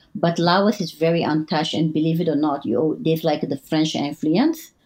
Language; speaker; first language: English; non-native, fluent; French